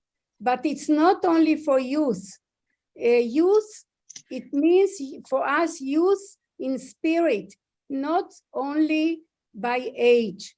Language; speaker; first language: English; non-native, fluent; Hebrew